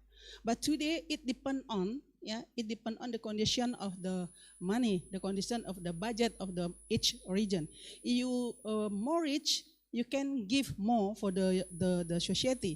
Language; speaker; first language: English; non-native, learner; Indonesian